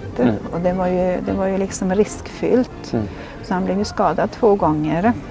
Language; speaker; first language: Swedish; native; Swedish